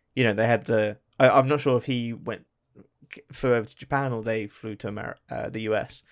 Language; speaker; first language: English; native; English